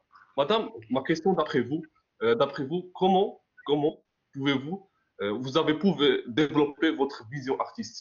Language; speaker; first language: French; non-native, local second language; Arabic